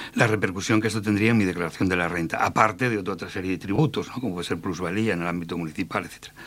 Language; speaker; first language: Spanish; native; Spanish